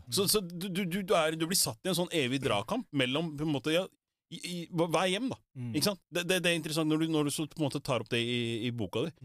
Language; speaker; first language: Norwegian; early bilingual, other home language; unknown